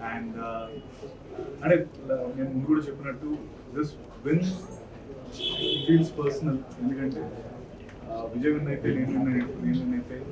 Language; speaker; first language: Telugu; native; Telugu